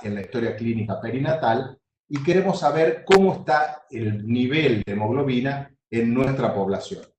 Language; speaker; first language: Spanish; native; Spanish